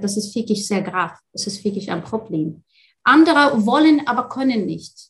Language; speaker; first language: German; non-native, fluent; Arabic